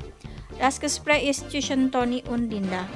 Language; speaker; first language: German; non-native, fluent; Indonesian